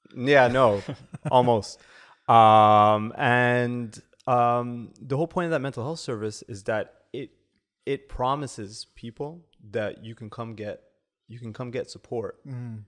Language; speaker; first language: English; native; English